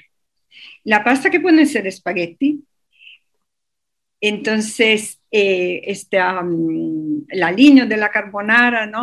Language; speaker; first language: Spanish; non-native, fluent; Italian